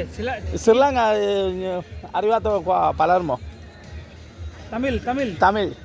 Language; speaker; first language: Italian; non-native, learner; Tamil